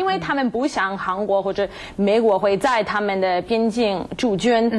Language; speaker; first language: Chinese; non-native, fluent; English